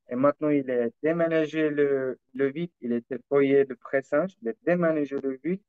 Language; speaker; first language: French; non-native, learner; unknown